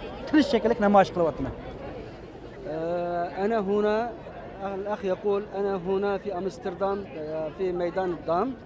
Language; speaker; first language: Arabic; non-native, learner; Uyghur